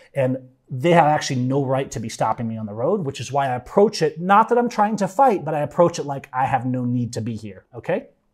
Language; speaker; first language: English; native; English